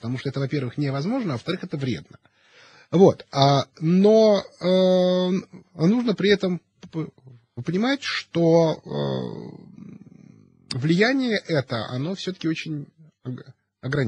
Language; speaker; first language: Russian; native; Russian